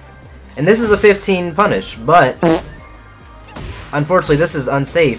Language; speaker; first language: English; native; English